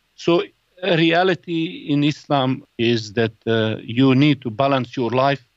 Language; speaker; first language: English; non-native, fluent; Bosnian